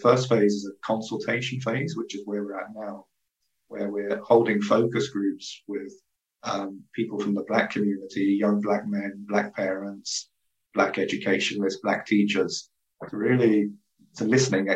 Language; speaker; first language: English; native; English